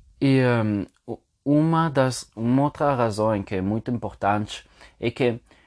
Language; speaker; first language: Portuguese; non-native, fluent; Spanish